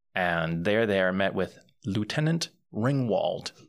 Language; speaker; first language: English; early bilingual, other home language; Spanish